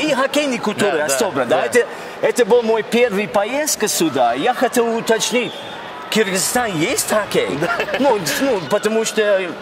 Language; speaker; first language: Russian; non-native, learner; English